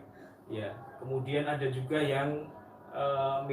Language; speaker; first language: Indonesian; native; Indonesian